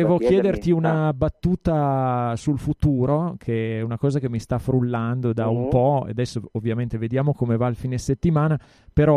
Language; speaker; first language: Italian; native; Italian